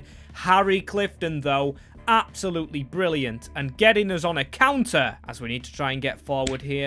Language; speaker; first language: English; native; English